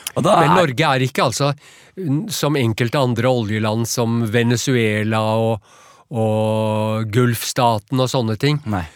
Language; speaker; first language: Norwegian; native; Norwegian